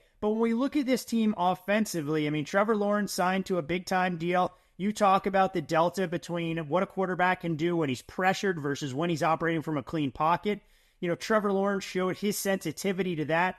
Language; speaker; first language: English; native; English